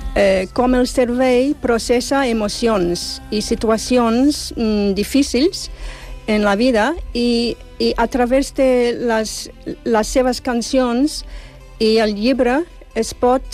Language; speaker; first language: Catalan; non-native, fluent; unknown